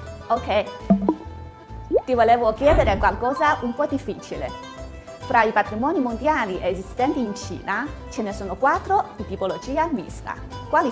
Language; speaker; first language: Italian; non-native, fluent; Chinese